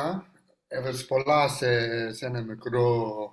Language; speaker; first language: Greek; non-native, learner; English